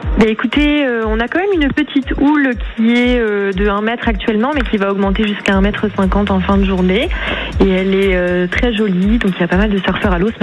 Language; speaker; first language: French; native; French